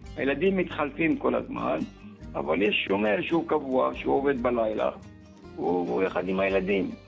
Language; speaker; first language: Hebrew; early bilingual, other home language; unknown